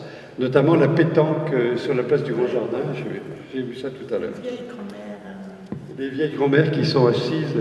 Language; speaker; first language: French; native; French